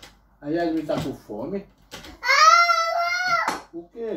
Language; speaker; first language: Portuguese; native; Portuguese